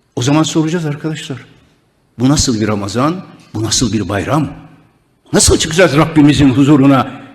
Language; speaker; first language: Turkish; native; Turkish